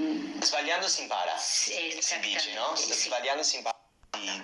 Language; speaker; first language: Italian; non-native, fluent; English